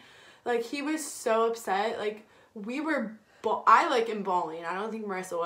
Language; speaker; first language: English; native; English